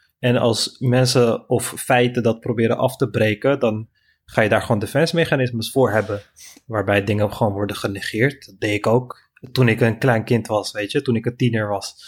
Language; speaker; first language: Dutch; non-native, fluent; Turkish